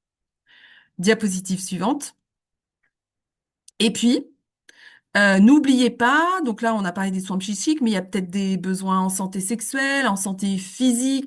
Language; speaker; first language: French; native; French